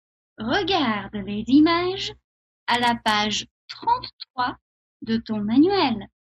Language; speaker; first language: French; non-native, fluent; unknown